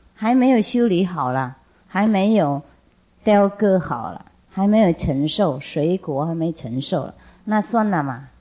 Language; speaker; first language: Chinese; non-native, fluent; Vietnamese